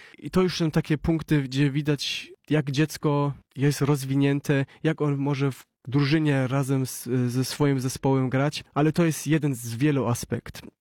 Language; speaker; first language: Polish; early bilingual, heritage; Polish